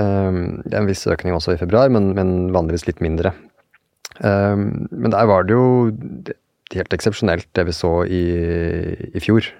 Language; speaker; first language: Norwegian; native; Norwegian